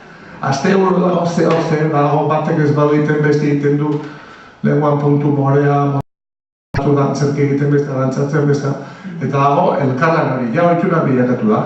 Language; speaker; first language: Basque; native; Basque